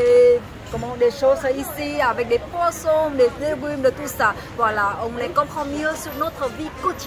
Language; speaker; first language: French; non-native, learner; Vietnamese